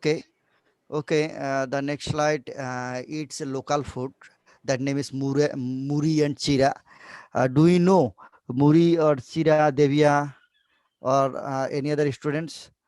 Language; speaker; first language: English; non-native, local second language; Bangla